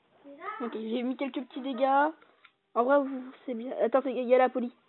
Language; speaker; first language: French; native; French